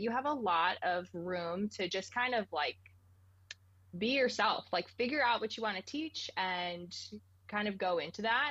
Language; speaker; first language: English; native; English